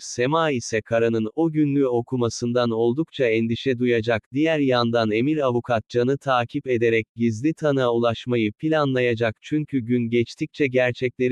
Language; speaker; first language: Turkish; native; Turkish